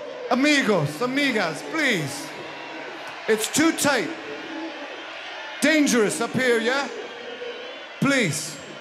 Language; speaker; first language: English; native; English